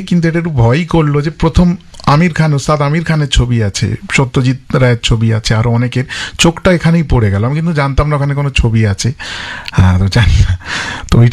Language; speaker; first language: Bangla; non-native, local second language; English